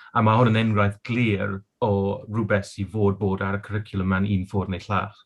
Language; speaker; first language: Welsh; non-native, local second language; English